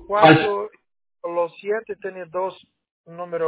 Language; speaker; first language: Spanish; non-native, learner; Portuguese